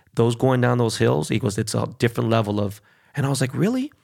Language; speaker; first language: English; early bilingual, other home language; Spanish